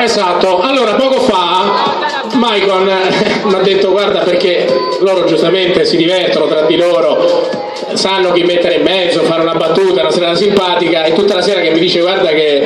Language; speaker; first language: Italian; native; Italian